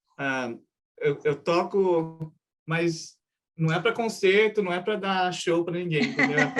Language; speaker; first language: Portuguese; early bilingual, other home language; Japanese